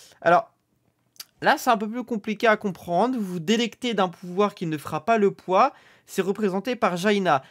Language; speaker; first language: French; native; French